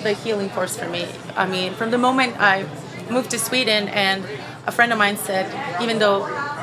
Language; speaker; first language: English; non-native, fluent; Bosnian